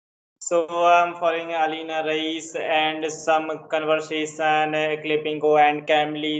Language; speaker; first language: English; non-native, learner; Hindi